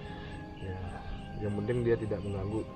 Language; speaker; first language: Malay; non-native, local second language; Balinese